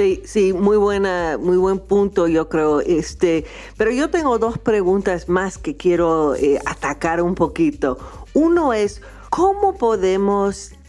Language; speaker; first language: Spanish; non-native, fluent; English